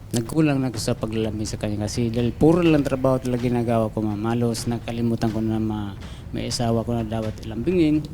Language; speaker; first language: Filipino; non-native, local second language; Bikol